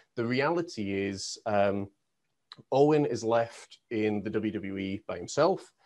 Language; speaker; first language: English; native; English